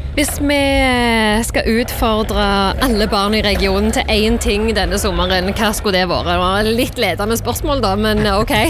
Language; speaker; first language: Norwegian; native; Norwegian